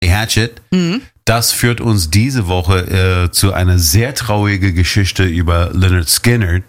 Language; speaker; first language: German; non-native, fluent; English